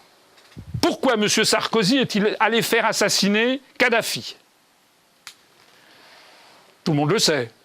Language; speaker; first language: French; native; French